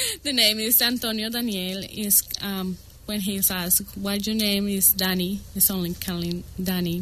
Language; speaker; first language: English; non-native, learner; Spanish